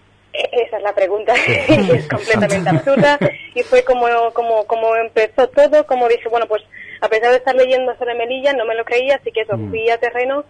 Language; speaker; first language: Spanish; native; Spanish